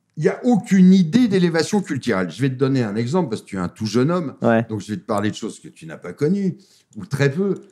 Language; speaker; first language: French; native; French